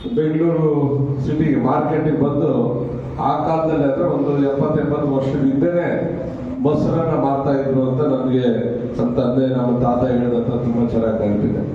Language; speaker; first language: Kannada; native; Kannada